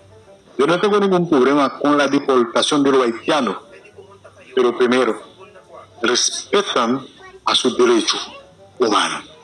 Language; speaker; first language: Spanish; non-native, learner; Haitian Creole